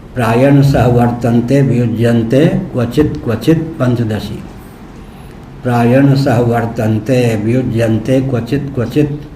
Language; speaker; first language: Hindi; non-native, local second language; Maithili